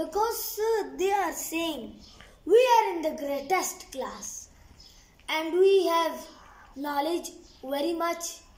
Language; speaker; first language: English; non-native, learner; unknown